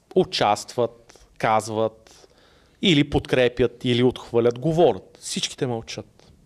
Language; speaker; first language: Bulgarian; native; Bulgarian